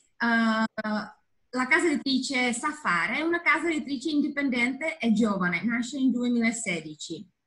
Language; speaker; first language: Italian; non-native, fluent; Czech